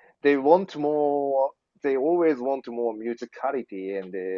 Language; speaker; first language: English; non-native, learner; Japanese